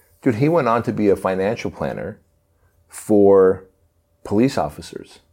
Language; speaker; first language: English; early bilingual, other home language; Armenian